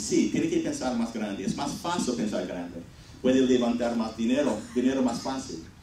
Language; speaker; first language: Spanish; non-native, fluent; English